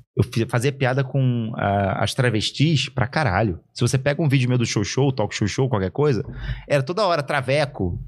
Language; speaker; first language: Portuguese; native; Portuguese